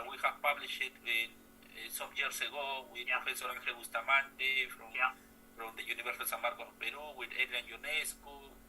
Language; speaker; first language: English; non-native, fluent; Spanish